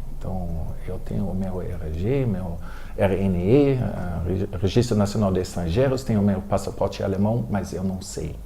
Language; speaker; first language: Portuguese; non-native, fluent; German